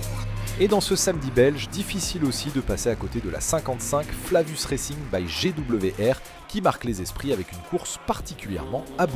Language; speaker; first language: French; native; French